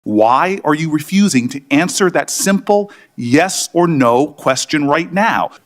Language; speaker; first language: English; native; English